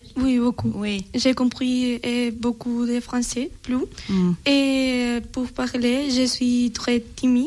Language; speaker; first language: French; non-native, learner; Spanish